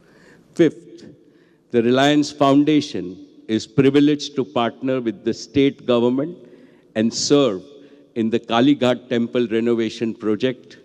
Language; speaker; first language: English; non-native, local second language; Gujarati